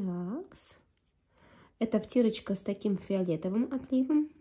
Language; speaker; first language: Russian; native; Russian